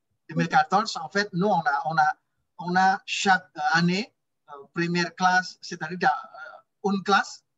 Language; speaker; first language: French; non-native, fluent; Indonesian